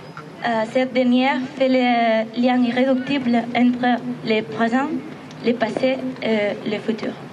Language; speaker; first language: French; non-native, fluent; Catalan